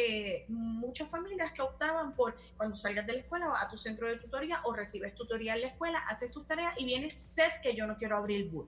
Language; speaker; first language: Spanish; native; Spanish